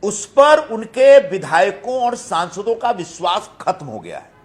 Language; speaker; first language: Hindi; non-native, local second language; Marathi